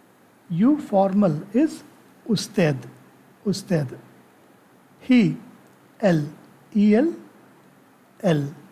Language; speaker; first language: Spanish; non-native, learner; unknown